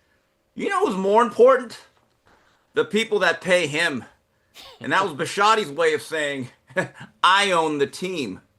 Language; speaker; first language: English; native; English